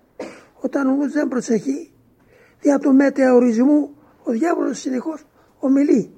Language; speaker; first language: Greek; native; Greek